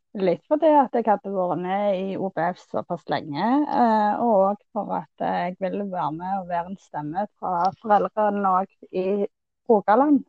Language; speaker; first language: Norwegian; native; Norwegian